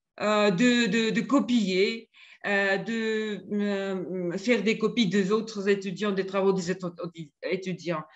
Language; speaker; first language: French; non-native, fluent; Georgian